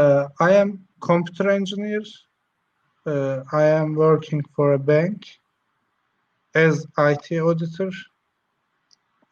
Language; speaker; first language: English; non-native, learner; Turkish